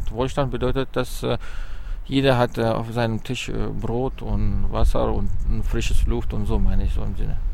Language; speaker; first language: German; non-native, learner; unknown